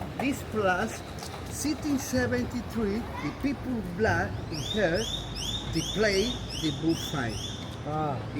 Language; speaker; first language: English; non-native, learner; Spanish